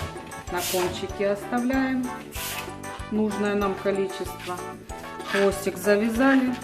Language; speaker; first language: Russian; native; Russian